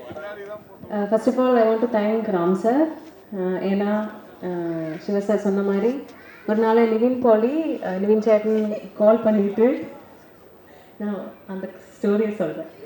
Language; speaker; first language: Tamil; non-native, learner; Malayalam